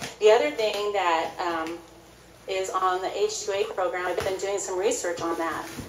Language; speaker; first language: English; native; English